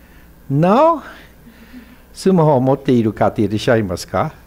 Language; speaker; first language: Japanese; non-native, fluent; English